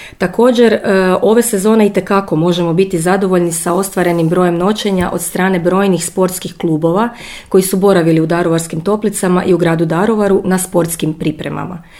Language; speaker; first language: Croatian; native; Croatian